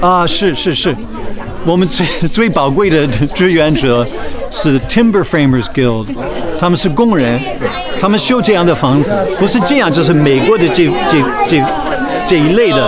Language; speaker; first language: Chinese; non-native, fluent; English